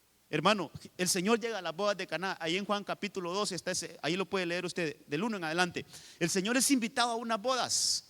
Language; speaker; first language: Spanish; native; Spanish